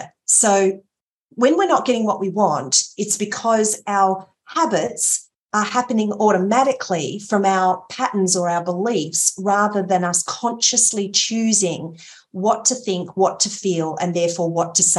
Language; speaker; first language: English; native; English